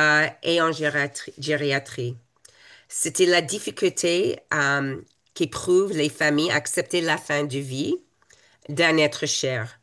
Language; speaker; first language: French; non-native, fluent; English